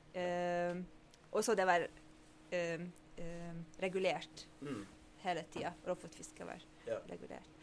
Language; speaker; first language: Norwegian; non-native, fluent; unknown